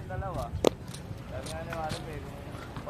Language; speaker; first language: Filipino; native; Filipino